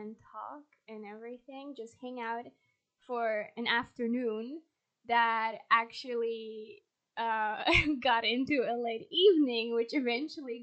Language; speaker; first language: English; non-native, fluent; Polish